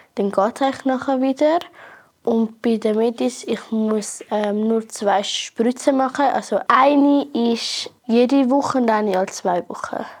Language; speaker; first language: German; native; German